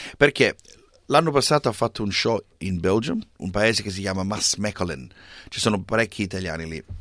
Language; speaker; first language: Italian; early bilingual, heritage; English